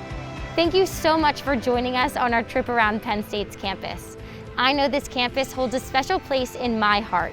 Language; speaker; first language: English; native; English